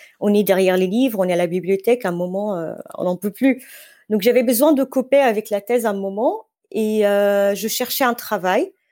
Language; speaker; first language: French; non-native, fluent; Arabic